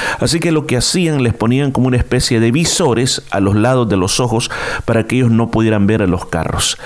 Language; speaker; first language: Spanish; native; Spanish